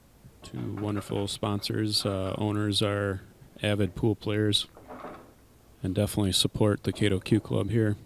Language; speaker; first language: English; native; English